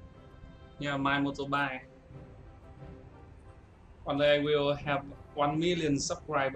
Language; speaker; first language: English; non-native, learner; Vietnamese